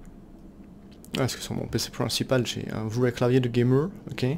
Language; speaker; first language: French; native; French